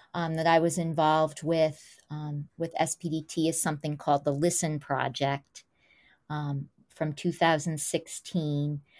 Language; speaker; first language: English; native; English